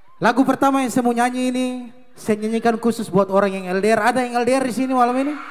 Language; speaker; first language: Indonesian; native; Indonesian